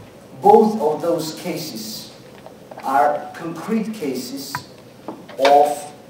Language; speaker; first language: English; non-native, fluent; Georgian